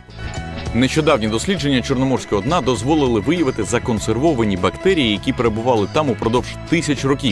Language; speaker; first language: Ukrainian; native; Ukrainian